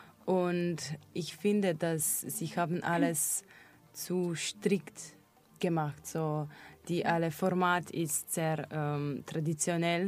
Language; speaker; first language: German; non-native, learner; Slovenian